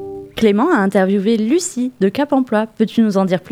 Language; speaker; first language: French; native; French